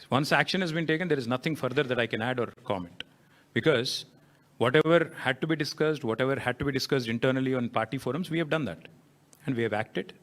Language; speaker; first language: English; non-native, local second language; Telugu